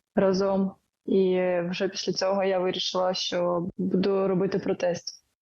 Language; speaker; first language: Ukrainian; native; Ukrainian